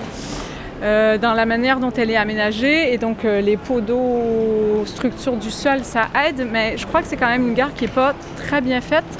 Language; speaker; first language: French; non-native, fluent; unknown